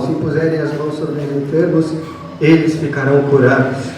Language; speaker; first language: Portuguese; native; Portuguese